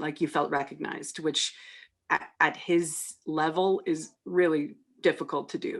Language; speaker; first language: English; native; English